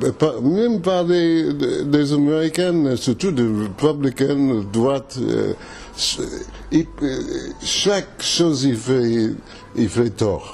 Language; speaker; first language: French; non-native, fluent; English